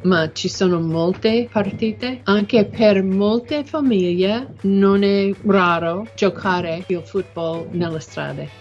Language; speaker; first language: Italian; non-native, learner; English